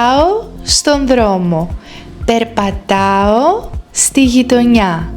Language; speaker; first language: Greek; native; Greek